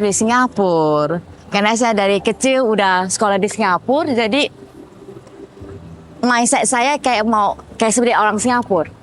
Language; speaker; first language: Indonesian; early bilingual, heritage; Indonesian